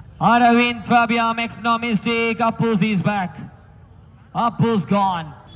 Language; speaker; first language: English; non-native, local second language; Malayalam